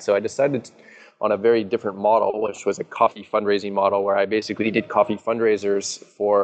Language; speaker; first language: English; native; English